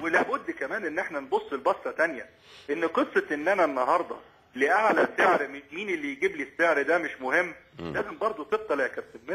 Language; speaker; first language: Arabic; native; Arabic